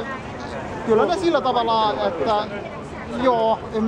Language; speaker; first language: Finnish; non-native, fluent; Kurdish